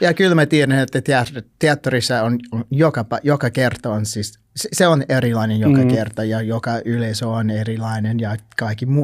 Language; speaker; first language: Finnish; non-native, learner; English